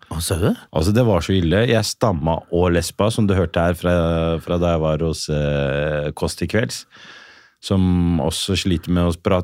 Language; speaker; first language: Norwegian; native; Norwegian